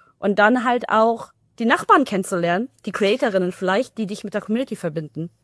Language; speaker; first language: German; early bilingual, other home language; Tamil